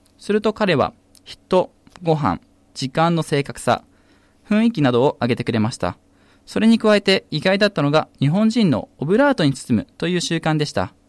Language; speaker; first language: Japanese; native; Japanese